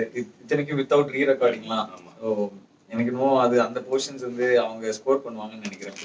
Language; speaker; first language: Tamil; native; Tamil